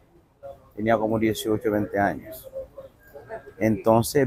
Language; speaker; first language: Spanish; non-native, fluent; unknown